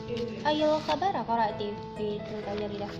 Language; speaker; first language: Arabic; non-native, learner; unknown